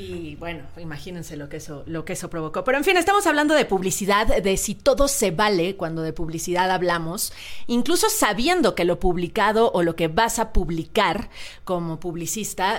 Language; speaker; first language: Spanish; native; Spanish